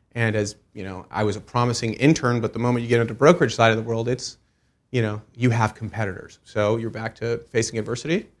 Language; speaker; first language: English; early bilingual, other home language; Persian